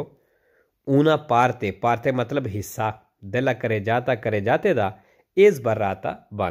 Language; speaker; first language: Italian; non-native, learner; Punjabi